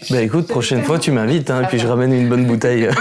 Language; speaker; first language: French; native; French